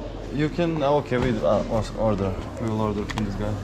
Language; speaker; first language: English; non-native, fluent; Macedonian